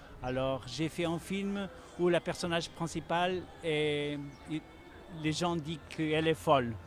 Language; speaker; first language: French; non-native, learner; Portuguese